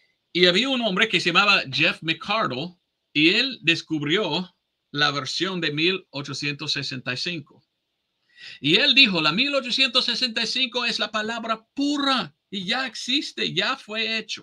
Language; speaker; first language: Spanish; non-native, fluent; English